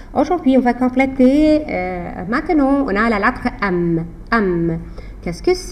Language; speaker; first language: French; non-native, fluent; Arabic